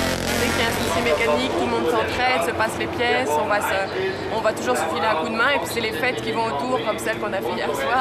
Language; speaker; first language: French; native; French